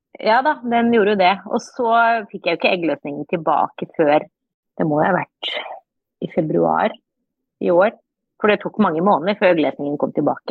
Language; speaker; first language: Norwegian; early bilingual, other home language; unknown